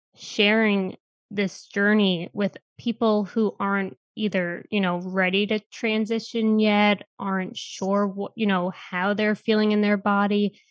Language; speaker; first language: English; native; English